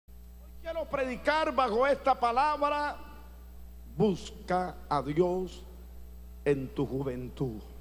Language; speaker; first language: Spanish; native; Spanish